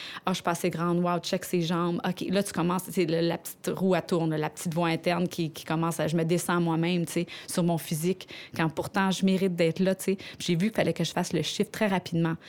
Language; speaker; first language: French; native; French